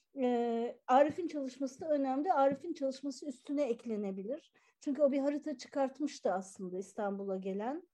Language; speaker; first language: Turkish; native; Turkish